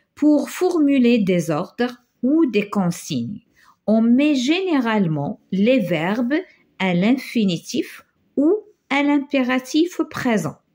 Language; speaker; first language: French; non-native, local second language; Arabic